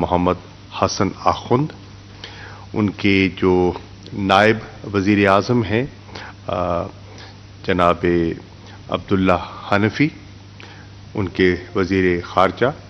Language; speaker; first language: Urdu; non-native, local second language; Saraiki